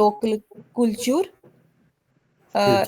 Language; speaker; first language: French; non-native, learner; Hindi